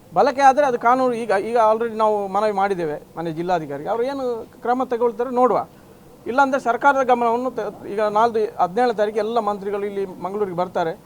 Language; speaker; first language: Kannada; non-native, local second language; Tulu